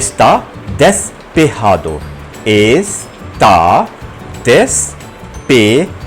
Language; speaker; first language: Spanish; non-native, fluent; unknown